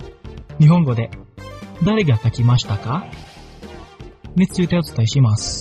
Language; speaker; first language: Japanese; non-native, fluent; Indonesian